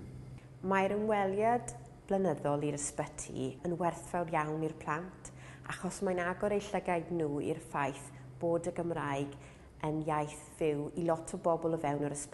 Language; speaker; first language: Welsh; native; Welsh